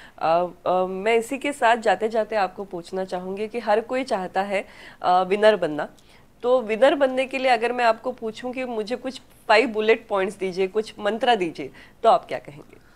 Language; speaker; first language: Hindi; non-native, local second language; Marathi